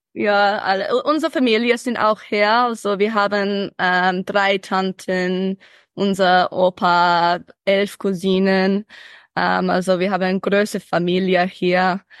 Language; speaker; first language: German; early bilingual, heritage; English